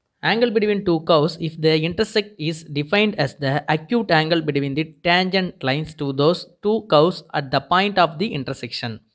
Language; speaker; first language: English; non-native, local second language; Tamil